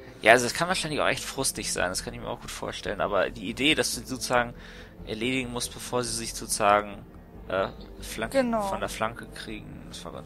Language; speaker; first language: German; native; German